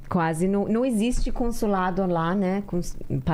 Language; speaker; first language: Portuguese; non-native, learner; Persian